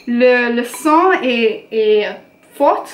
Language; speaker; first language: French; non-native, learner; English